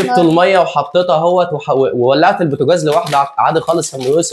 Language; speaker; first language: Arabic; native; Arabic